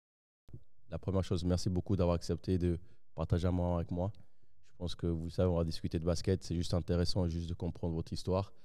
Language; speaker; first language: French; native; French